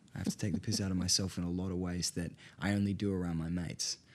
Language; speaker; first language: English; native; English